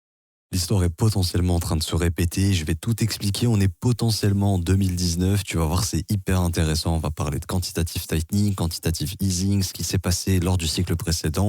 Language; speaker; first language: French; native; French